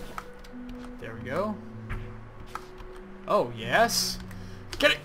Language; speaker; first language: English; native; English